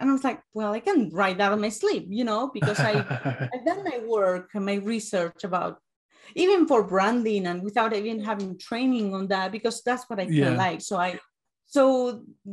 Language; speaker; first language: English; non-native, fluent; Spanish